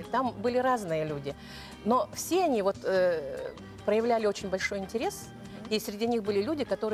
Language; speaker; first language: Russian; native; Russian